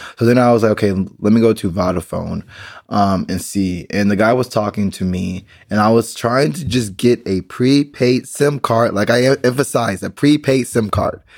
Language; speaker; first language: English; native; English